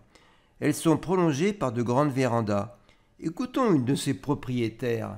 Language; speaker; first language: French; native; French